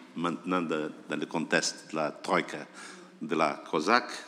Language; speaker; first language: French; non-native, fluent; Portuguese